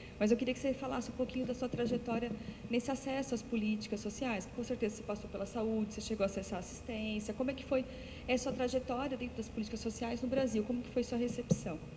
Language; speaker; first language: Portuguese; native; Portuguese